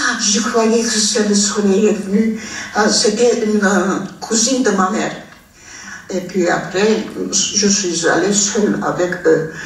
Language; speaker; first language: French; non-native, fluent; Armenian